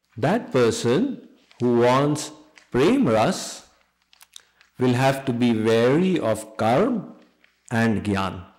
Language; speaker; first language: English; non-native, local second language; Hindi